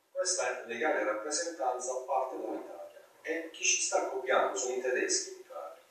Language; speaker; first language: Italian; native; Italian